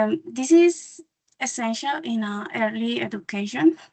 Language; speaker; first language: English; non-native, learner; Spanish